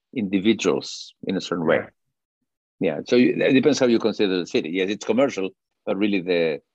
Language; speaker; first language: English; non-native, fluent; Spanish